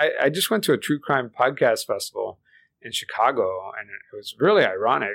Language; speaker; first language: English; early bilingual, other home language; Spanish